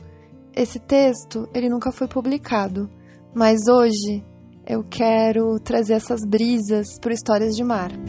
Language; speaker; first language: Portuguese; native; Portuguese